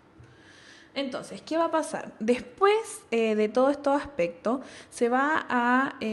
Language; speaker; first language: Spanish; native; Spanish